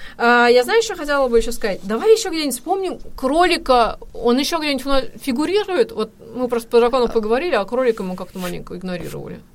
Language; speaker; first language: Russian; native; Russian